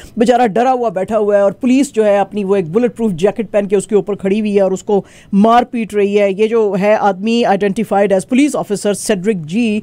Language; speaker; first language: Urdu; native; Urdu